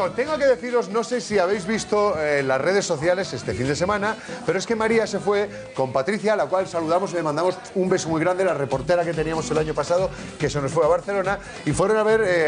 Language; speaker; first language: Spanish; native; Spanish